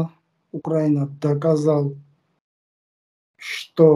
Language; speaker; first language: Russian; non-native, fluent; Georgian